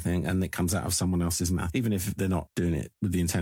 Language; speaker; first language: English; native; English